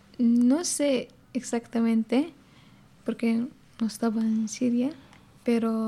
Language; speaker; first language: Spanish; non-native, learner; Arabic